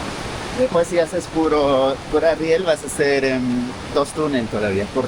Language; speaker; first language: Spanish; native; Spanish